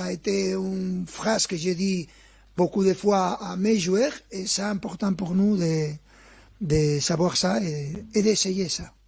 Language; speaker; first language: French; non-native, fluent; Spanish